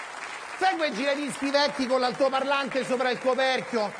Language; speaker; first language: Italian; native; Italian